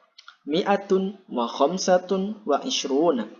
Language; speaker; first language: Arabic; non-native, learner; Indonesian